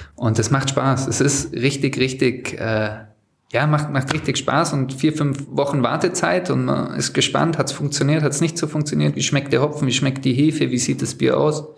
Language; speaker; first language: German; native; German